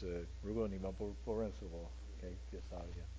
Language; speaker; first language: Chinese; early bilingual, heritage; Chinese